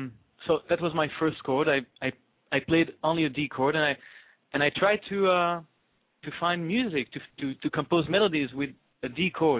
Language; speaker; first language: English; non-native, fluent; French